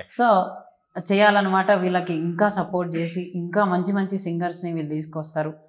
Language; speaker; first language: Telugu; native; Telugu